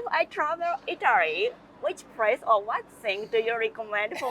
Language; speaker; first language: English; non-native, learner; Japanese